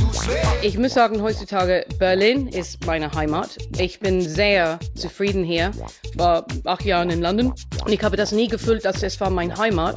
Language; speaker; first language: German; non-native, fluent; English